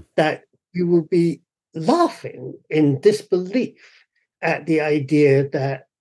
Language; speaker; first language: English; native; English